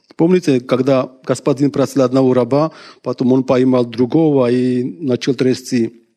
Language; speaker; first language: Russian; non-native, local second language; Georgian